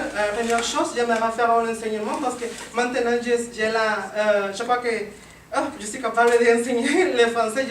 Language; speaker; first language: French; non-native, learner; Spanish